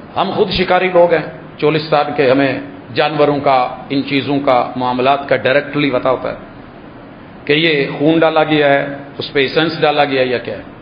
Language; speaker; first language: Urdu; non-native, local second language; Punjabi